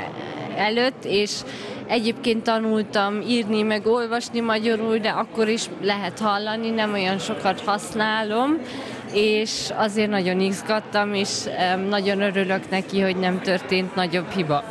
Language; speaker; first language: Hungarian; early bilingual, heritage; German